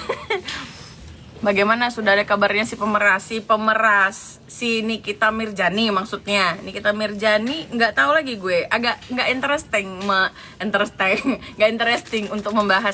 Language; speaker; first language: Indonesian; native; Indonesian